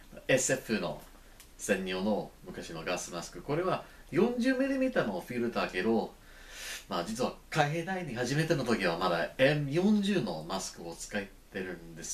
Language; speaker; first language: Japanese; non-native, learner; English